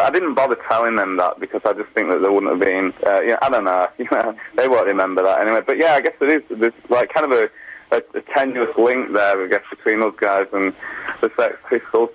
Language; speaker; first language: English; native; English